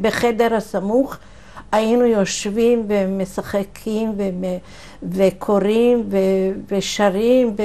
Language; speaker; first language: Hebrew; non-native, fluent; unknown